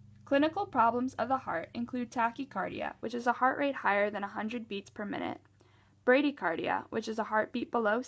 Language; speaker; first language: English; native; English